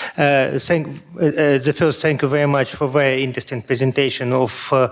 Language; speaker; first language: English; non-native, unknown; Russian